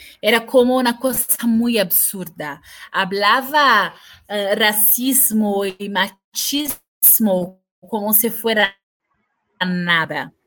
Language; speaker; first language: Spanish; non-native, fluent; Portuguese